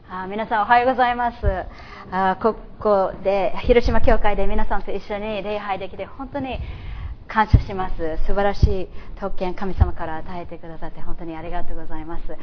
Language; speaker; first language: Japanese; non-native, fluent; English